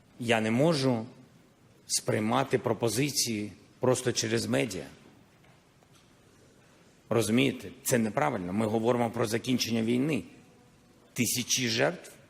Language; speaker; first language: Ukrainian; non-native, local second language; Russian